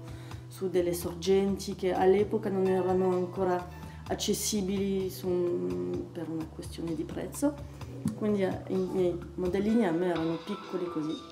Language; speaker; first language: Italian; non-native, fluent; French